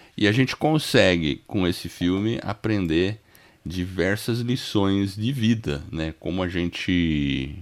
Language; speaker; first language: Portuguese; non-native, fluent; English